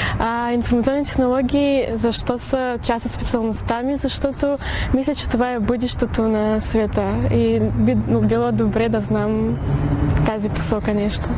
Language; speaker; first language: Bulgarian; early bilingual, heritage; Bulgarian